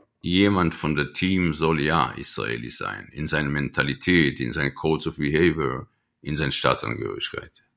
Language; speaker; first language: German; non-native, fluent; Hebrew